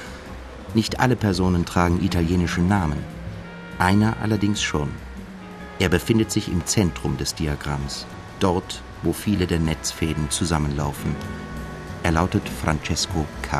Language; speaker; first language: German; native; German